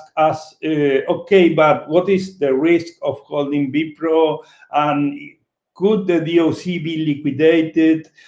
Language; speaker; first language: English; non-native, fluent; Spanish